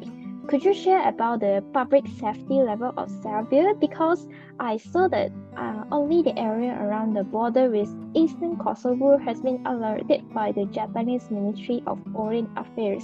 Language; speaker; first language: English; non-native, fluent; Japanese